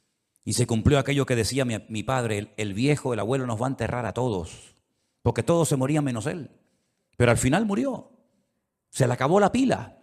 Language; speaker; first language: Spanish; native; Spanish